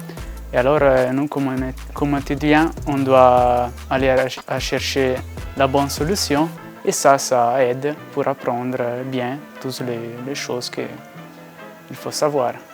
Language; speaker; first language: French; non-native, local second language; Italian